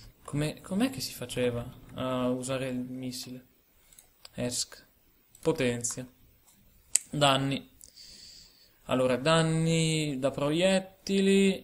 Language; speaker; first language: Italian; native; Italian